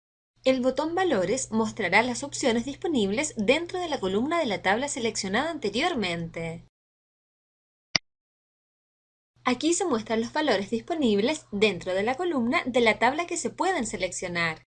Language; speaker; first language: Spanish; native; Spanish